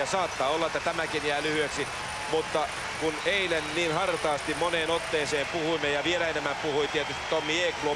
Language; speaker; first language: Finnish; native; Finnish